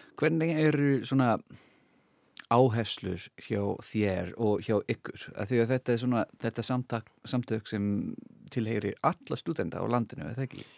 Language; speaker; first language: Icelandic; non-native, fluent; English